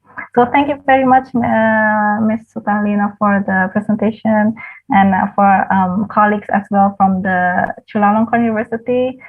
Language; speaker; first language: English; non-native, fluent; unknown